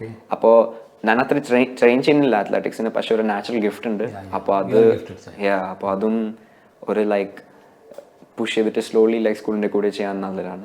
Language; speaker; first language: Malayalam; early bilingual, heritage; Malayalam